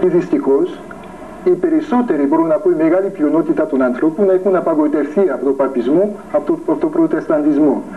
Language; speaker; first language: Greek; non-native, fluent; French